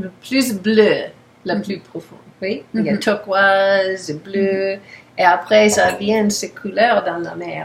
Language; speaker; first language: French; non-native, learner; English